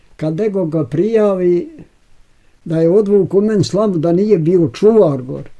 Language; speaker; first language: Bosnian; native; Bosnian